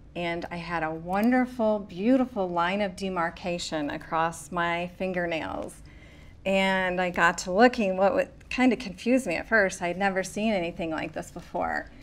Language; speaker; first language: English; native; English